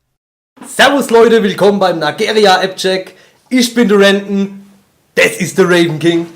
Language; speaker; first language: German; native; German